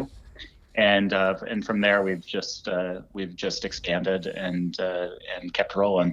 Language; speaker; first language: English; native; English